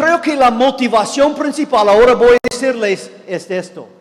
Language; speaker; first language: Spanish; non-native, fluent; English